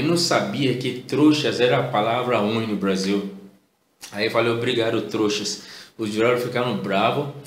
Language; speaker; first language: Portuguese; non-native, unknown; Yoruba